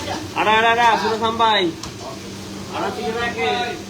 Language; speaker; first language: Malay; non-native, learner; Bangla